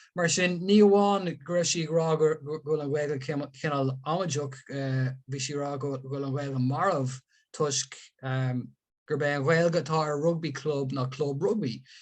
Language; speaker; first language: Irish; non-native, local second language; English